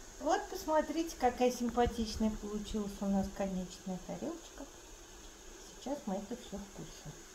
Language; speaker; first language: Russian; native; Russian